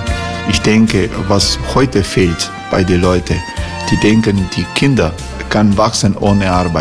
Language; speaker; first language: German; non-native, fluent; Croatian